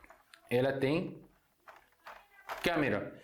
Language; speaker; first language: Portuguese; non-native, fluent; Arabic